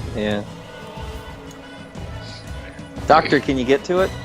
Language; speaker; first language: English; native; English